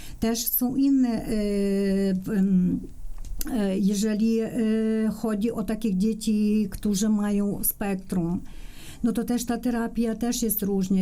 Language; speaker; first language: Polish; non-native, fluent; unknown